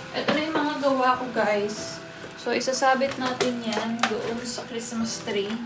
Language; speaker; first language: Filipino; native; Filipino